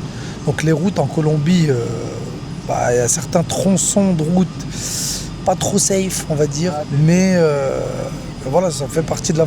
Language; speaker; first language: French; native; French